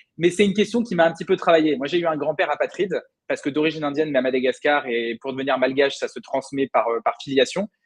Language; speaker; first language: French; native; French